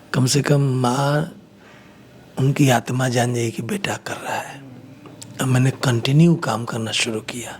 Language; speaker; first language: Hindi; non-native, local second language; Bhojpuri